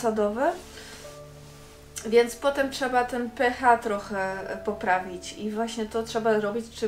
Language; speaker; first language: Polish; non-native, fluent; Dutch